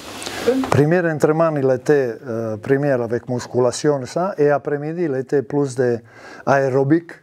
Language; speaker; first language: French; non-native, learner; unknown